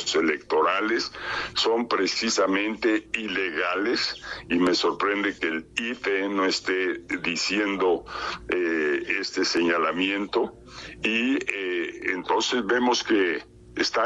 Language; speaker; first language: Spanish; native; Spanish